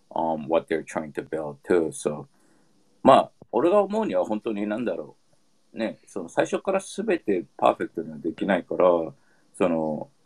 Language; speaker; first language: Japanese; early bilingual, heritage; Japanese